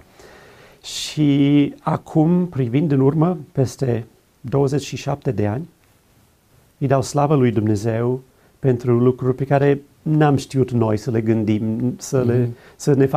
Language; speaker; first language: Romanian; non-native, fluent; English